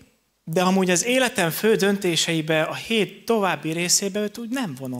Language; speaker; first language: Hungarian; native; Hungarian